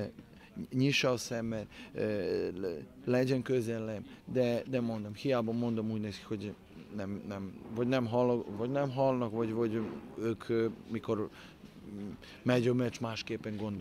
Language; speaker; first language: Hungarian; non-native, fluent; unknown